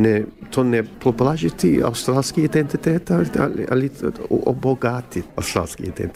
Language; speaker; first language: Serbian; early bilingual, heritage; Croatian